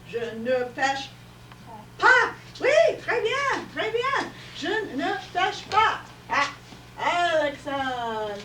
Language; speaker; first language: French; non-native, fluent; English